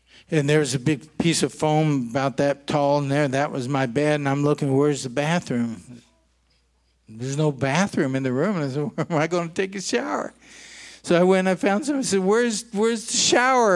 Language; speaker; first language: English; native; English